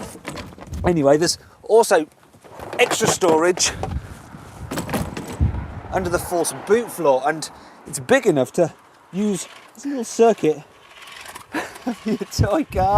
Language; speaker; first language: English; native; English